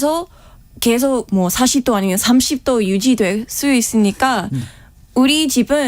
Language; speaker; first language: Korean; non-native, fluent; English